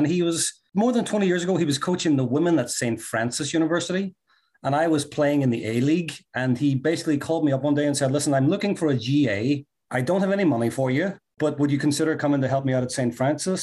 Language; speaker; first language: English; native; English